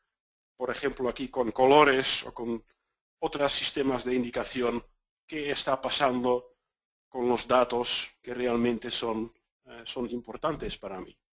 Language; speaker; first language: Spanish; non-native, fluent; Dutch